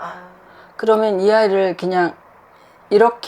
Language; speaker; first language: Korean; native; Korean